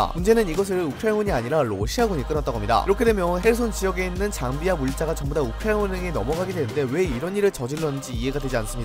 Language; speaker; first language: Korean; native; Korean